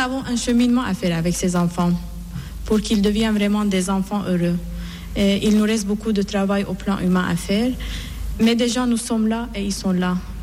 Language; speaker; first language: French; non-native, fluent; Persian